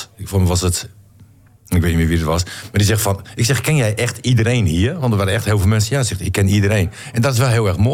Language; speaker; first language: Dutch; native; Dutch